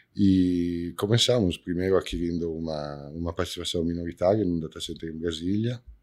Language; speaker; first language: Portuguese; non-native, fluent; Italian